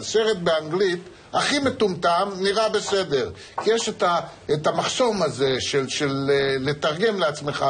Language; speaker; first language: Hebrew; native; Hebrew